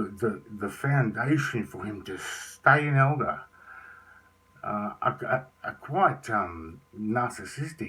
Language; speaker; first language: English; native; English